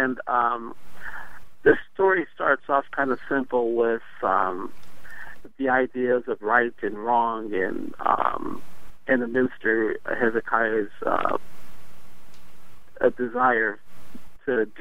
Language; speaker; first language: English; native; English